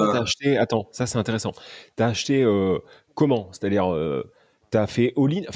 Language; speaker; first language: French; native; French